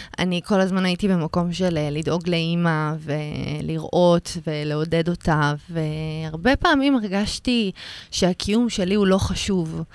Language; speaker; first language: Hebrew; early bilingual, other home language; Russian